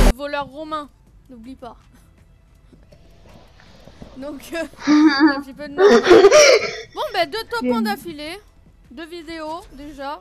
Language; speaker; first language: French; native; French